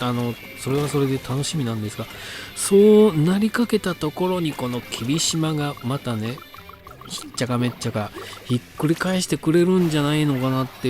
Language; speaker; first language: Japanese; native; Japanese